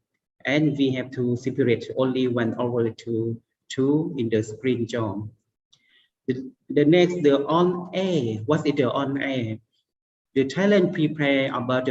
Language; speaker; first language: English; non-native, learner; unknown